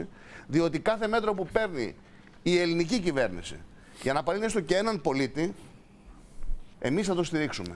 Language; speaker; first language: Greek; native; Greek